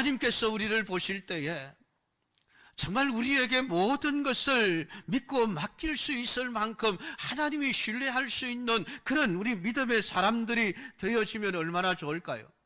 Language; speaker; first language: Korean; native; Korean